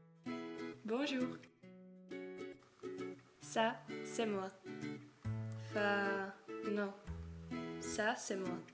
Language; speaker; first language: French; non-native, learner; Czech